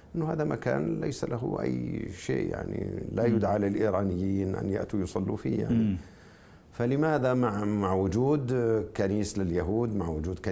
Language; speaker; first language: Arabic; native; Arabic